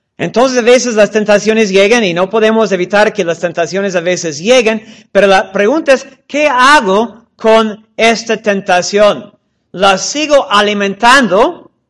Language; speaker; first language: Spanish; non-native, fluent; English